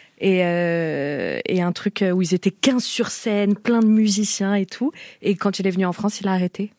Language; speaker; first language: French; early bilingual, other home language; Portuguese